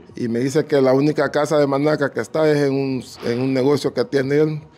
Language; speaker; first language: Spanish; native; Spanish